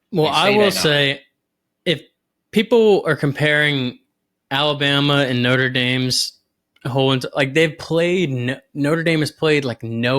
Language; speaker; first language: English; native; English